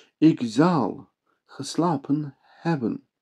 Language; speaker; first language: Dutch; non-native, fluent; Turkish